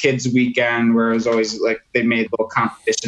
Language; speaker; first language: English; native; English